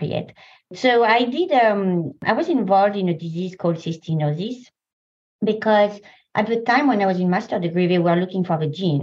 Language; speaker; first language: English; non-native, fluent; French